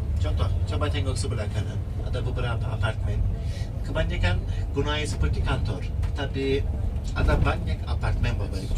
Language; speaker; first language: Indonesian; non-native, fluent; Turkish